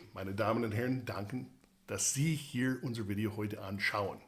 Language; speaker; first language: German; non-native, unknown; English